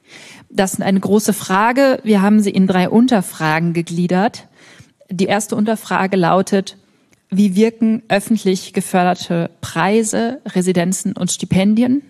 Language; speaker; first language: German; native; German